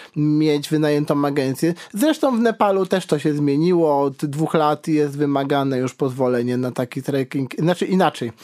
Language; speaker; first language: Polish; native; Polish